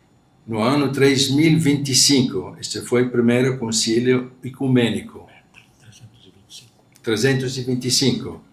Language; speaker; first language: Portuguese; non-native, fluent; Arabic